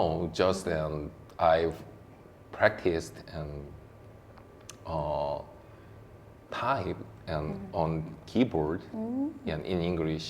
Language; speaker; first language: English; non-native, learner; Korean